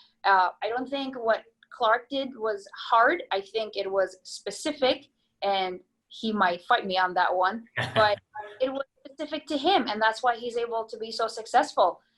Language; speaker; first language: English; non-native, fluent; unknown